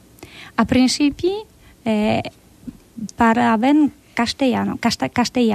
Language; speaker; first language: Catalan; non-native, learner; Polish